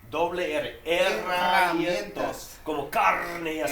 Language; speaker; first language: Spanish; non-native, fluent; English